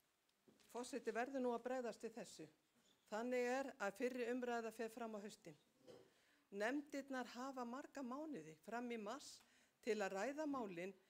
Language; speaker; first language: Icelandic; native; Icelandic